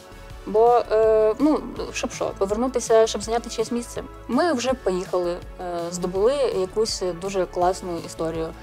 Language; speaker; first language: Ukrainian; native; Ukrainian